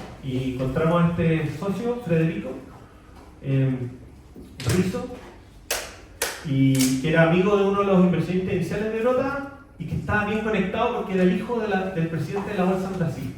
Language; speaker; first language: Spanish; native; Spanish